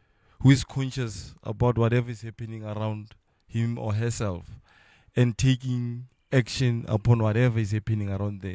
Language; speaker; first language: English; non-native, local second language; Tswana